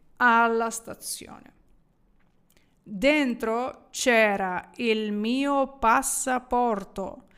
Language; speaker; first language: Italian; non-native, fluent; Ukrainian